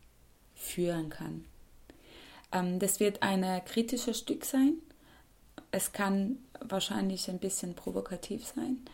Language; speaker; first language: German; non-native, fluent; Persian